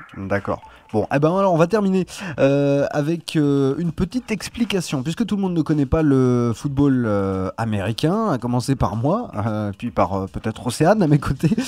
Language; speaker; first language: French; native; French